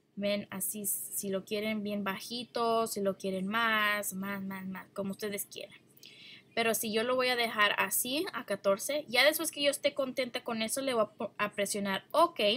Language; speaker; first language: Spanish; early bilingual, heritage; Spanish